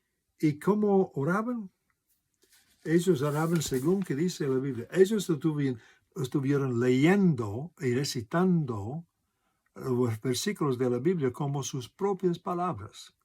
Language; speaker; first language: Spanish; non-native, fluent; English